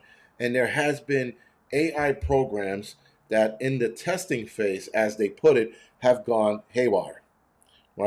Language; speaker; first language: English; native; English